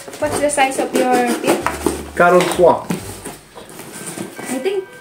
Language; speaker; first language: English; non-native, local second language; Filipino